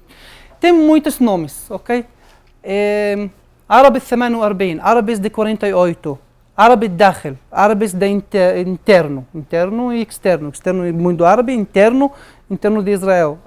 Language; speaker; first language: Portuguese; non-native, learner; Arabic